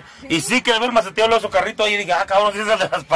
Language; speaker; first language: Spanish; native; Spanish